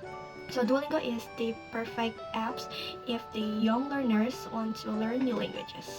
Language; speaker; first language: English; non-native, learner; Indonesian